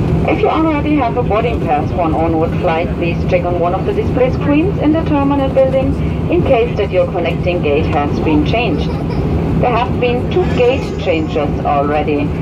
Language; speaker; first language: English; non-native, fluent; German